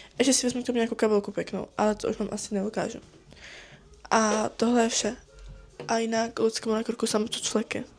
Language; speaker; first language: Czech; native; Czech